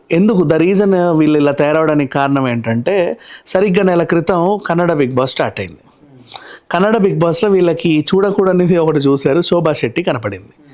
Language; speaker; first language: Telugu; native; Telugu